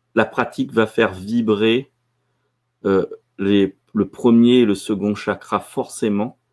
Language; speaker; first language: French; native; French